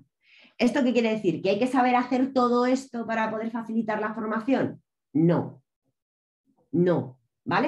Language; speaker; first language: Spanish; native; Spanish